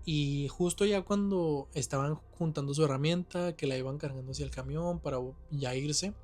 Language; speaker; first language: Spanish; native; Spanish